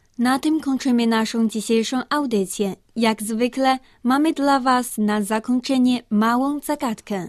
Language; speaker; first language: Polish; non-native, fluent; Chinese